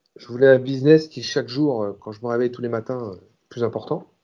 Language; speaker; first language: French; native; French